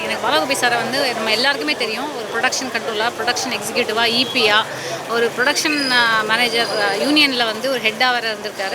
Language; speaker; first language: Tamil; native; Tamil